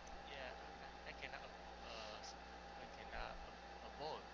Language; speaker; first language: English; non-native, learner; Chinese